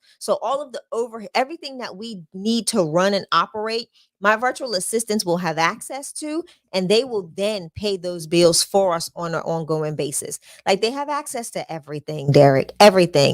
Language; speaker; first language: English; native; English